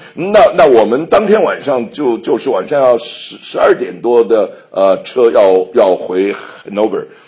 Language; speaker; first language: Chinese; native; Chinese